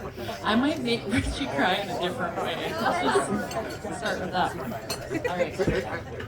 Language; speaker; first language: English; native; English